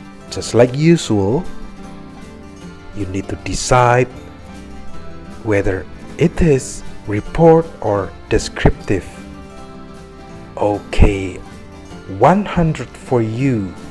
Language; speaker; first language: English; non-native, fluent; Indonesian